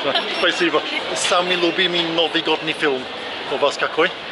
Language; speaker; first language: Russian; non-native, learner; English